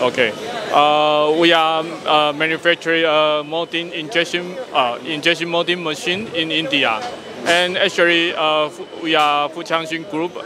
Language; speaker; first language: English; non-native, learner; Chinese